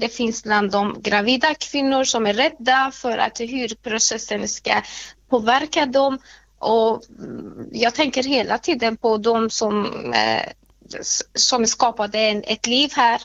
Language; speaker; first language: Swedish; non-native, fluent; Persian